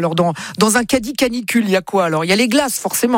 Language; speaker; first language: French; native; French